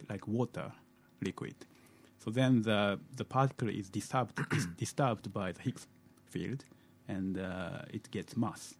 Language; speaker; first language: English; non-native, fluent; Japanese